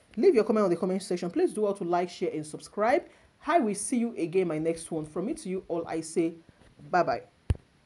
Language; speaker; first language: Nigerian Pidgin; non-native, local second language; Yoruba